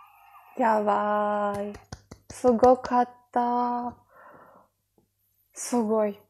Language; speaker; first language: Japanese; non-native, fluent; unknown